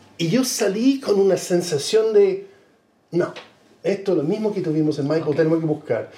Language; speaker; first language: Spanish; non-native, fluent; English